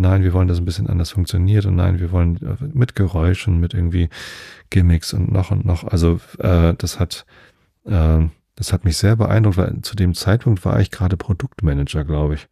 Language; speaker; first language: German; native; German